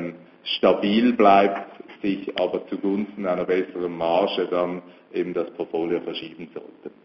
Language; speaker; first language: German; native; German